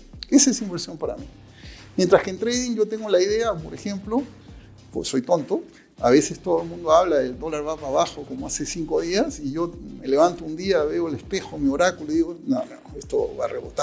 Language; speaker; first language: Spanish; native; Spanish